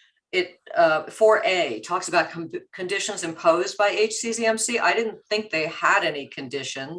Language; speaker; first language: English; native; English